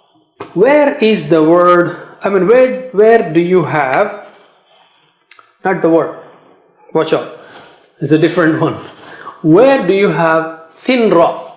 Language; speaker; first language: English; non-native, fluent; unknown